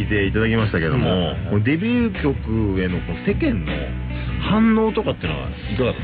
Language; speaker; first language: Japanese; native; Japanese